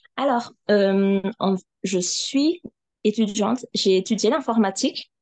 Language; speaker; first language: French; non-native, local second language; Malagasy